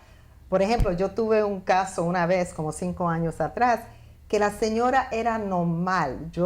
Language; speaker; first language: Spanish; early bilingual, heritage; Spanish